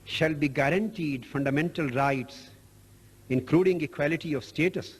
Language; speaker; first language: English; non-native, local second language; Punjabi